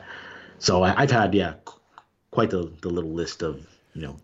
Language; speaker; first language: English; native; English